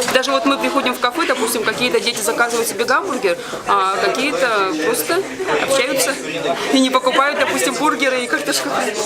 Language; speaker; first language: Russian; native; Russian